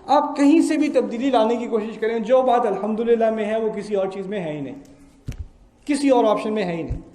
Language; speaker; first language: Urdu; early bilingual, heritage; Urdu